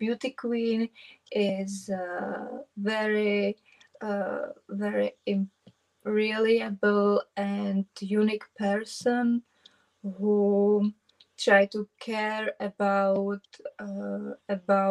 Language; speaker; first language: English; non-native, learner; Czech